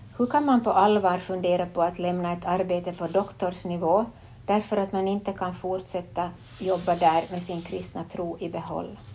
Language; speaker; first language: Swedish; native; Swedish